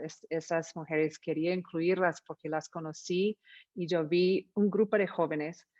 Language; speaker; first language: Spanish; non-native, fluent; English